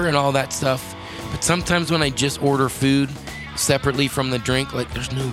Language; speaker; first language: English; native; English